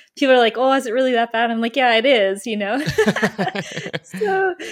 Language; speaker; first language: English; early bilingual, other home language; German